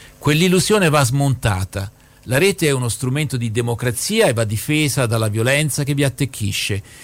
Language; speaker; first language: Italian; native; Italian